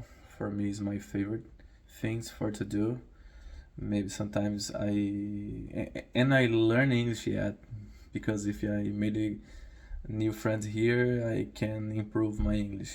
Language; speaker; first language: English; non-native, learner; Portuguese